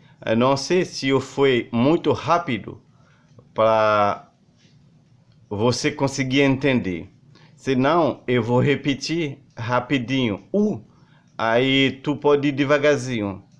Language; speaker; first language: Portuguese; non-native, learner; Haitian Creole